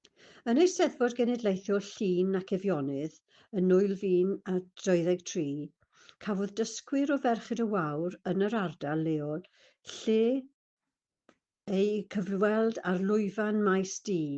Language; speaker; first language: Welsh; non-native, fluent; English